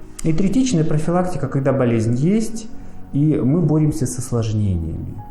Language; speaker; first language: Russian; native; Russian